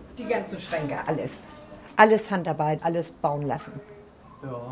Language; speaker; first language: German; native; German